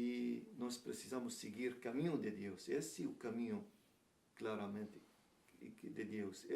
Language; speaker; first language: Portuguese; non-native, learner; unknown